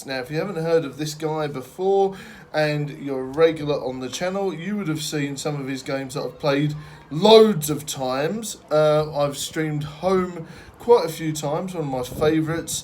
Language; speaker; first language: English; native; English